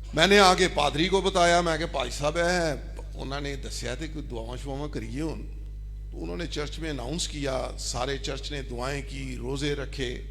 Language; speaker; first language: Urdu; non-native, local second language; Punjabi